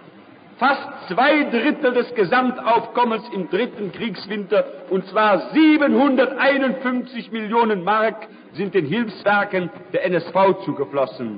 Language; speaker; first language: German; native; German